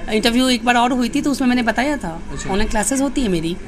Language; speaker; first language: Hindi; native; Hindi